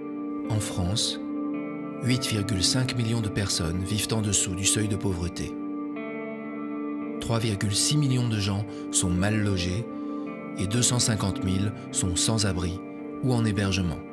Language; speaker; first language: French; native; French